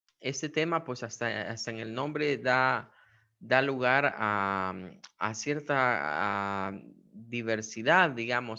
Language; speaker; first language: Spanish; native; Spanish